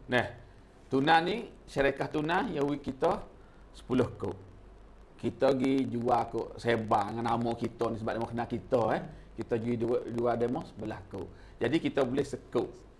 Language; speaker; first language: Malay; native; Malay